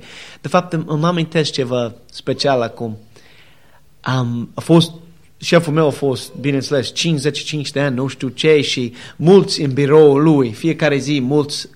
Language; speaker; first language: Romanian; non-native, learner; English